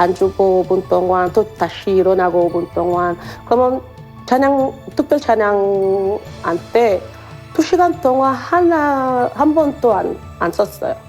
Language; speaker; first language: Korean; non-native, learner; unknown